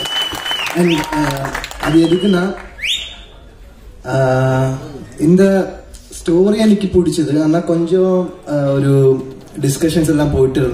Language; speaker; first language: Tamil; non-native, learner; Malayalam